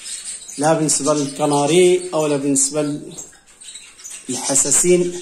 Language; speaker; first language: Arabic; native; Arabic